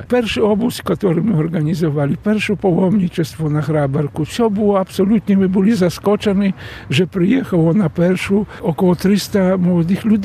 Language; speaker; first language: Polish; non-native, local second language; Belarusian